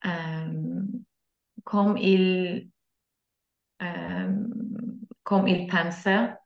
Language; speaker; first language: French; non-native, learner; Turkish